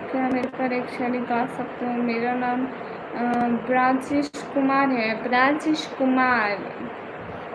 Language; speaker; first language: Hindi; non-native, local second language; Punjabi